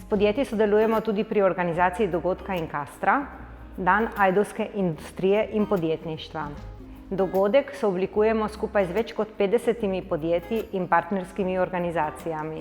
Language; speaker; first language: Slovenian; native; Slovenian